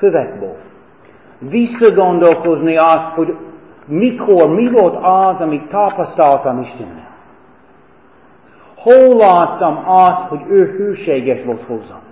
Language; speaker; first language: Hungarian; non-native, fluent; English